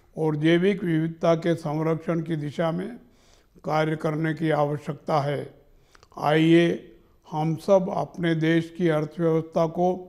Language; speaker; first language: Hindi; native; Hindi